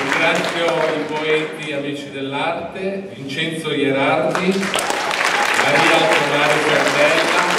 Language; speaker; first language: Italian; native; Italian